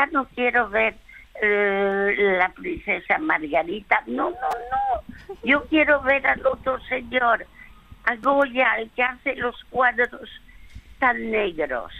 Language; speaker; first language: Spanish; early bilingual, other home language; French